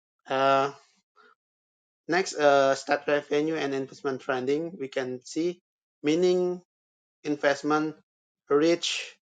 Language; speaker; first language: English; non-native, learner; Indonesian